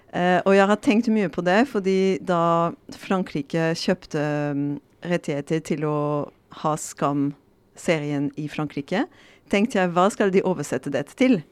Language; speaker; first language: Norwegian; non-native, fluent; French